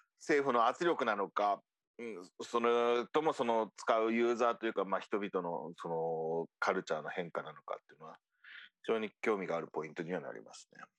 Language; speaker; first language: Japanese; native; Japanese